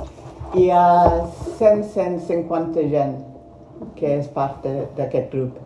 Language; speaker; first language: Catalan; non-native, fluent; Spanish